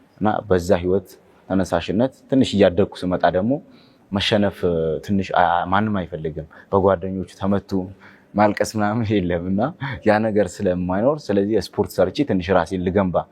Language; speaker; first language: Amharic; non-native, local second language; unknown